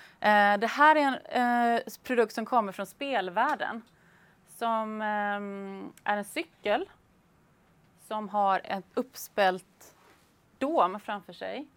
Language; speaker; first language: Swedish; native; Swedish